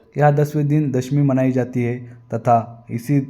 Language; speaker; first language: Hindi; non-native, local second language; Marathi